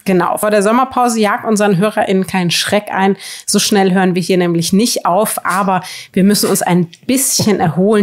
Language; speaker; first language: German; native; German